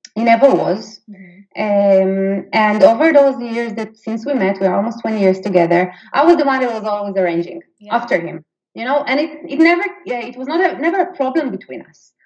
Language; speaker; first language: English; non-native, fluent; Hebrew